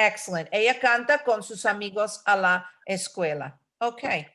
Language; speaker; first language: Spanish; non-native, fluent; English